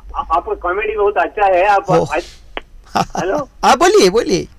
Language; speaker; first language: Hindi; non-native, local second language; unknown